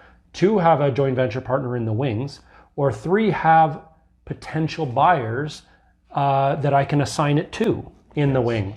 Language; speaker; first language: English; native; English